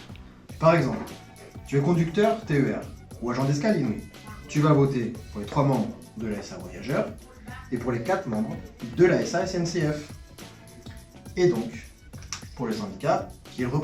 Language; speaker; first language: French; native; French